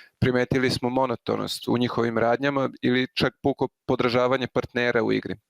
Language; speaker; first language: Bosnian; native; Bosnian